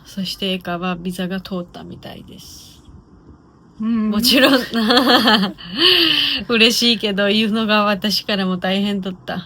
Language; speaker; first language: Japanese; non-native, fluent; Georgian